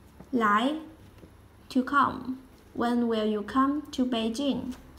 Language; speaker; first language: English; non-native, fluent; Chinese